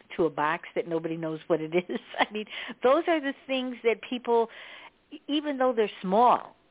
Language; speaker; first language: English; native; English